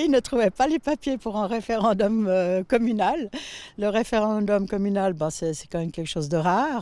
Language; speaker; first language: French; native; French